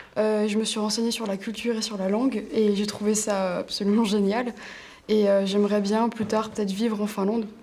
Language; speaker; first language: French; native; French